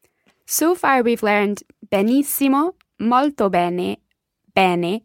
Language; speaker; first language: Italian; non-native, learner; English